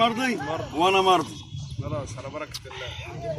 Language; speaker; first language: Arabic; native; Arabic